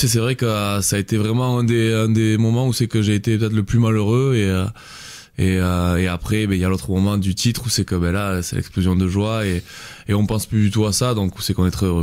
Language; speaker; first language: French; native; French